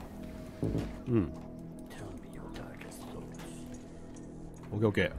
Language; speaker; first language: Japanese; native; Japanese